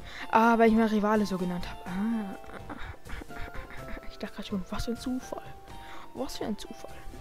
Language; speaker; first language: German; native; German